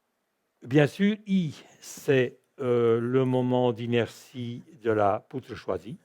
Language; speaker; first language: French; native; French